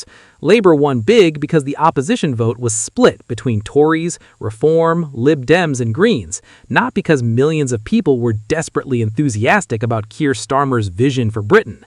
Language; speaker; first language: English; native; English